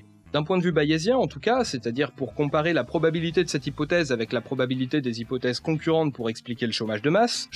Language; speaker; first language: French; native; French